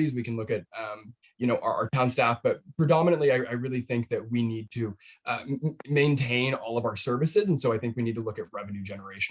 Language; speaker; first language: English; native; English